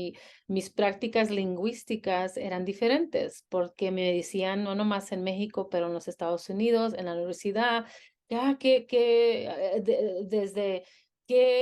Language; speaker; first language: Spanish; early bilingual, heritage; Spanish